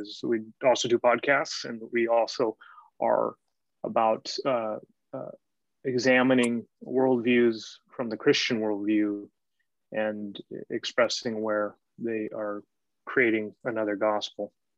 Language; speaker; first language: English; native; English